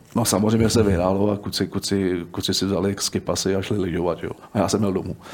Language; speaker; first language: Czech; native; Czech